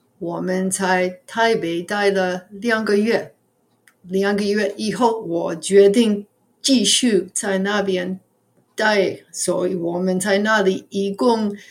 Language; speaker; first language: Chinese; non-native, fluent; English